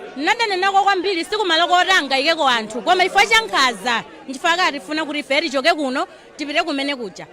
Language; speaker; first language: Nyanja; native; Nyanja